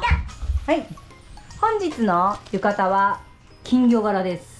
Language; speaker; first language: Japanese; native; Japanese